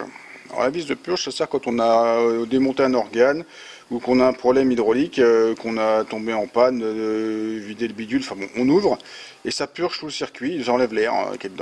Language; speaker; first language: French; native; French